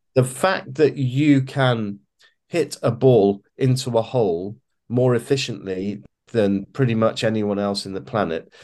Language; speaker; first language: English; native; English